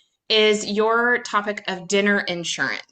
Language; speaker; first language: English; native; English